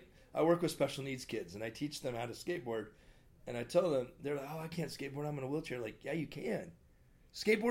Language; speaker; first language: English; native; English